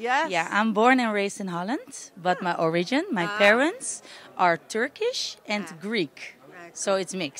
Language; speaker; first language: English; non-native, fluent; Dutch